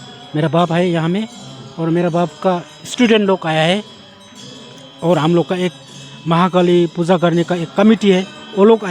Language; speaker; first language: Hindi; non-native, learner; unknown